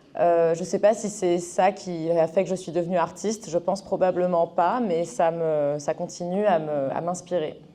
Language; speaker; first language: French; early bilingual, other home language; Arabic